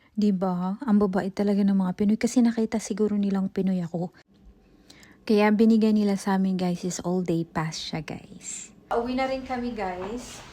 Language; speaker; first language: Filipino; non-native, local second language; Cebuano